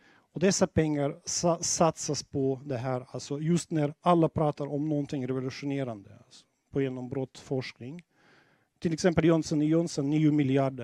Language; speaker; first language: Swedish; non-native, fluent; Russian